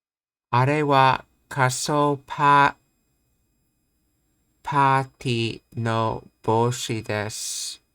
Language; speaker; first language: Japanese; non-native, learner; English